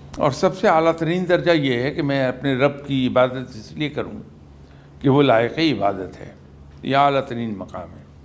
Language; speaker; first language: Urdu; native; Urdu